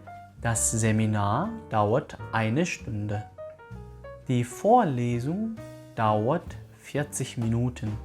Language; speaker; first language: German; non-native, fluent; Korean